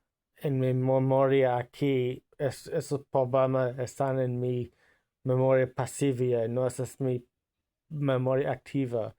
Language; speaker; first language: Spanish; non-native, learner; English